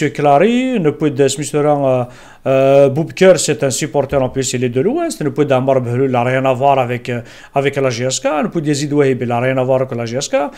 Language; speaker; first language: French; non-native, local second language; Kabyle